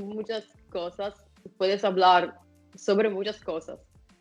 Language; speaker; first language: Spanish; non-native, fluent; Italian